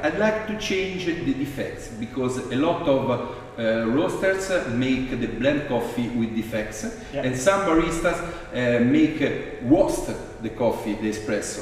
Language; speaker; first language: English; non-native, fluent; Italian